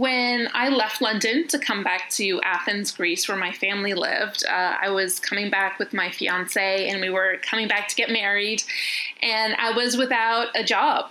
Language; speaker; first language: English; native; English